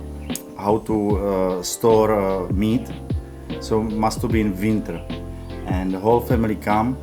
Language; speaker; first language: English; non-native, learner; Czech